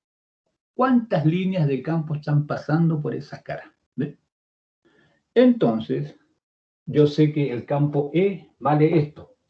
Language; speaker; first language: Spanish; native; Spanish